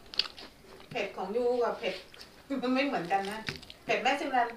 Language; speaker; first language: Thai; native; Thai